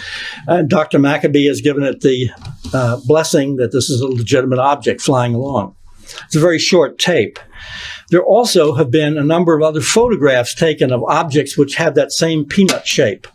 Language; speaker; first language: English; native; English